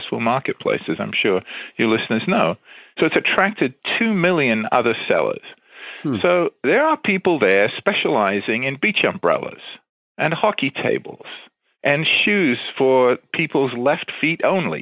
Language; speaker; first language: English; native; English